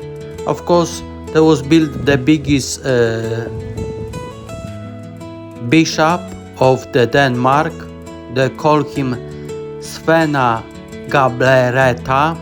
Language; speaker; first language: English; non-native, learner; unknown